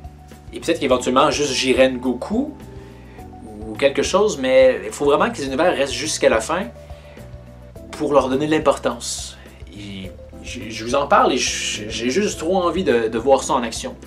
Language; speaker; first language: French; native; French